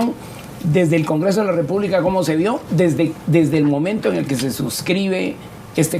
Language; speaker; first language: Spanish; native; Spanish